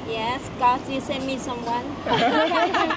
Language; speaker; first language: English; non-native, learner; Thai